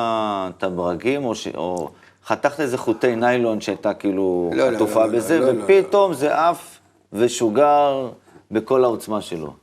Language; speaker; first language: Hebrew; native; Hebrew